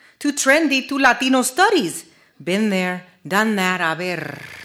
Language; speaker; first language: English; early bilingual, other home language; Spanish